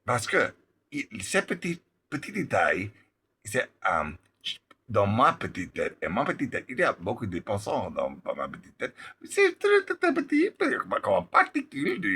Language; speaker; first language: French; non-native, learner; English